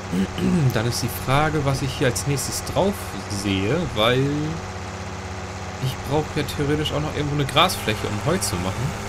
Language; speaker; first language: German; native; German